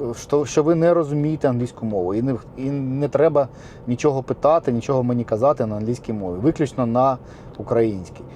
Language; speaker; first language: Ukrainian; native; Ukrainian